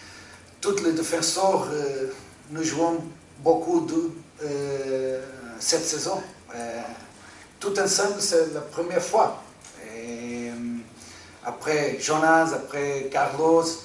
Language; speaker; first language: French; non-native, fluent; Portuguese